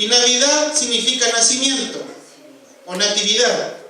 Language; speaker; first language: Spanish; native; Spanish